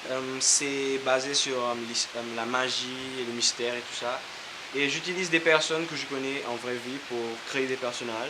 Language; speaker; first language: French; non-native, local second language; Seselwa Creole French